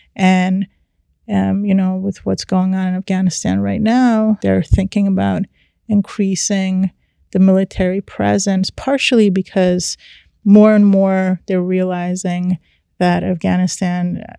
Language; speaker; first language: English; early bilingual, other home language; Persian